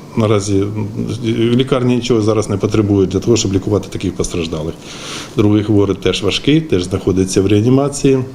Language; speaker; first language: Ukrainian; native; Ukrainian